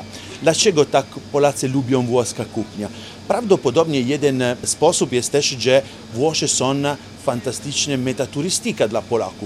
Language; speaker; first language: Polish; non-native, learner; Italian